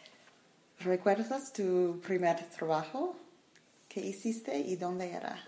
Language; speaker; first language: Spanish; non-native, learner; English